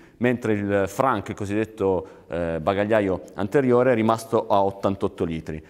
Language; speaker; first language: Italian; native; Italian